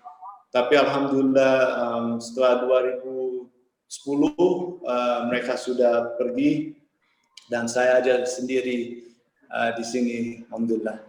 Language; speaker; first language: Indonesian; early bilingual, heritage; English